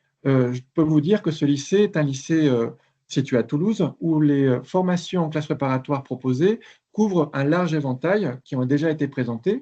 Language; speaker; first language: French; native; French